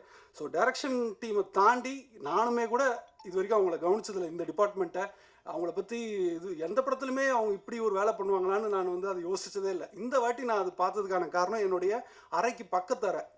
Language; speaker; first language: Tamil; native; Tamil